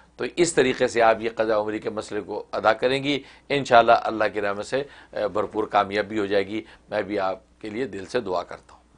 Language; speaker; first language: Urdu; native; Urdu